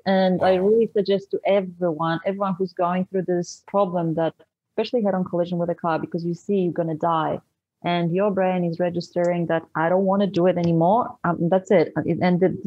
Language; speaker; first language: English; non-native, fluent; Polish